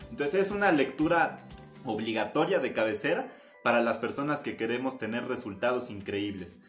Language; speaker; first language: Spanish; native; Spanish